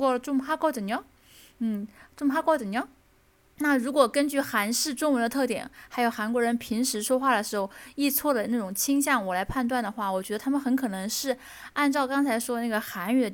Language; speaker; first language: Chinese; native; Chinese